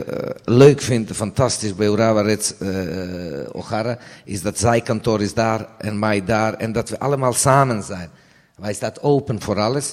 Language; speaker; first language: Dutch; non-native, fluent; Serbian